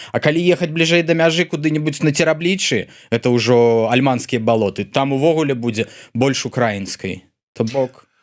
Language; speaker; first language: Belarusian; non-native, local second language; Russian